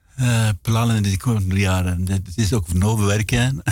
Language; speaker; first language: Dutch; non-native, learner; Persian